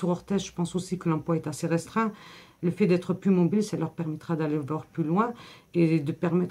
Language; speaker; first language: French; native; French